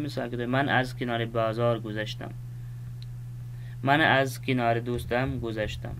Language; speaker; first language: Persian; non-native, fluent; Urdu